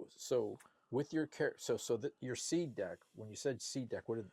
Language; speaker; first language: English; native; English